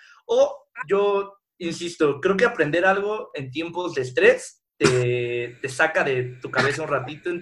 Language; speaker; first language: Spanish; native; Spanish